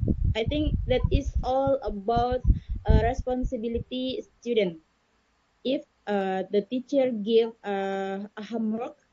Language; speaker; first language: English; non-native, learner; Indonesian